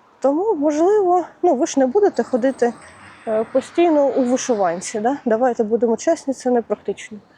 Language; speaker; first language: Ukrainian; non-native, local second language; Russian